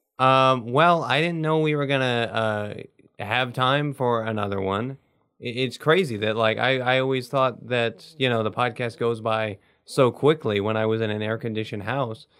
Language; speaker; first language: English; native; English